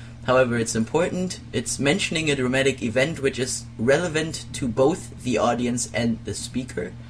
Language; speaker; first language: English; non-native, fluent; German